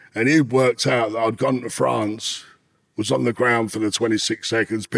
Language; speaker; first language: English; native; English